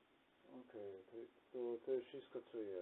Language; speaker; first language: Polish; non-native, learner; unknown